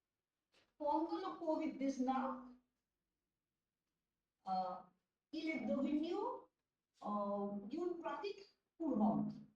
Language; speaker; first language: French; non-native, learner; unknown